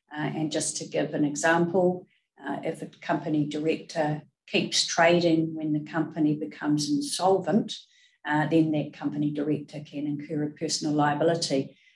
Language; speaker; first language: English; native; English